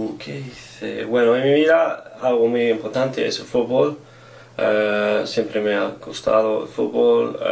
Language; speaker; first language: Spanish; non-native, learner; English